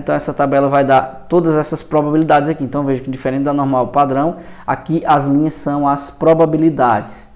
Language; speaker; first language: Portuguese; native; Portuguese